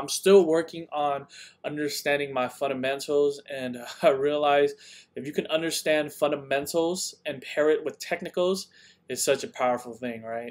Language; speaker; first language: English; native; English